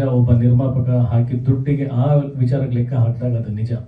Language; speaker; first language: Kannada; native; Kannada